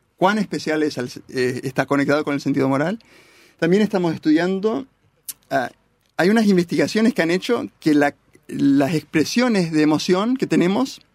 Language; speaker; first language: Spanish; early bilingual, heritage; Spanish